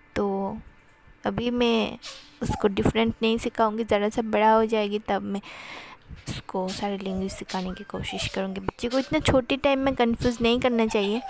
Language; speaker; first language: Hindi; non-native, local second language; Bangla